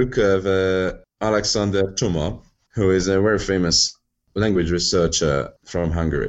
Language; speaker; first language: English; non-native, fluent; Hungarian